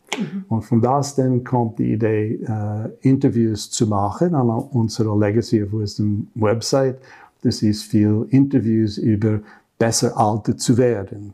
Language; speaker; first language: German; non-native, learner; English